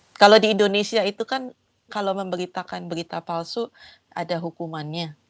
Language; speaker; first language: Indonesian; native; Indonesian